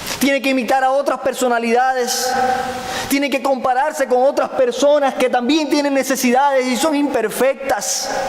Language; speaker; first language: Spanish; native; Spanish